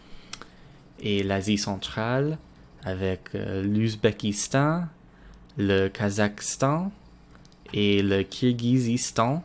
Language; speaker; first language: French; non-native, learner; English